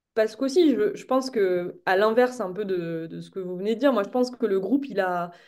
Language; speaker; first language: French; native; French